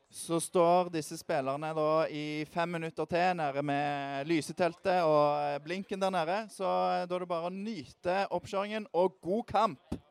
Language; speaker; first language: Norwegian; native; Norwegian